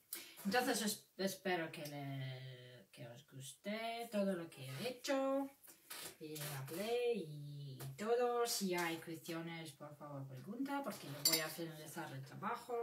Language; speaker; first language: Spanish; non-native, fluent; Russian